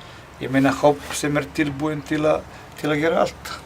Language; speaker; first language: Icelandic; non-native, learner; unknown